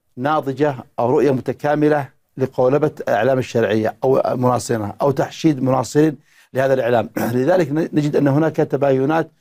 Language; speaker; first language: Arabic; native; Arabic